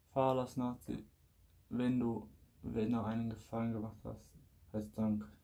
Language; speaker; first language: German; non-native, learner; Bosnian